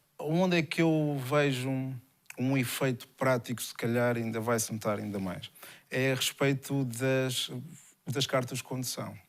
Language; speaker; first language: Portuguese; native; Portuguese